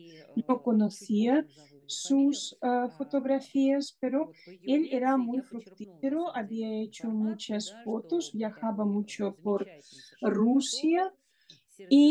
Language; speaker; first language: Spanish; non-native, fluent; Russian